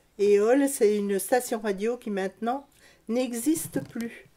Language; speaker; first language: French; native; French